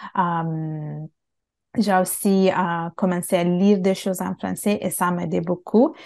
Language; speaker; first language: French; non-native, fluent; Bangla